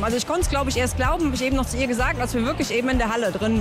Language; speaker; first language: German; native; German